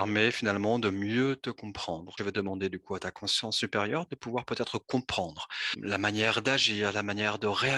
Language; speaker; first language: French; native; French